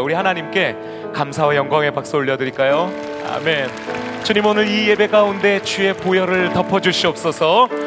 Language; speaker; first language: Korean; native; Korean